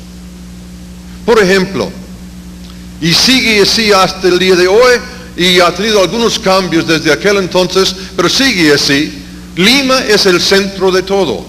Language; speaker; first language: Spanish; non-native, fluent; English